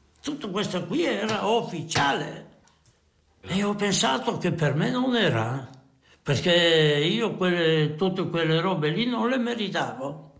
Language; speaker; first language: Italian; non-native, local second language; Friulian